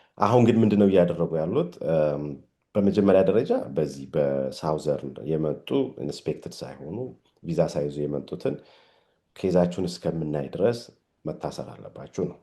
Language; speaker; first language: Amharic; native; Amharic